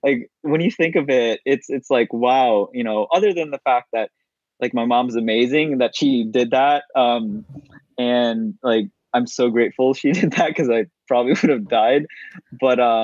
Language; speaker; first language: English; native; English